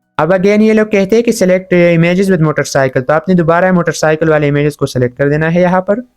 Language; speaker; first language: Urdu; non-native, local second language; Punjabi